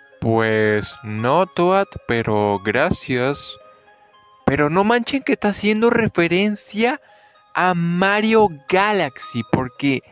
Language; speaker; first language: Spanish; native; Spanish